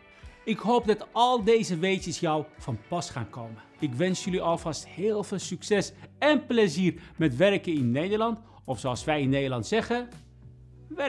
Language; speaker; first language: Dutch; non-native, fluent; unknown